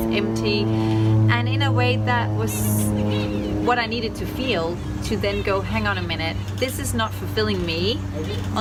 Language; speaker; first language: English; non-native, fluent; Danish